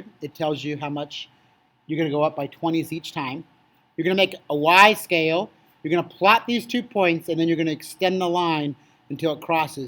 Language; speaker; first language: English; native; English